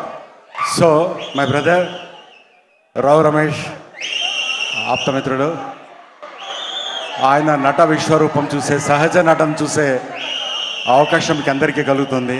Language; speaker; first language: Telugu; native; Telugu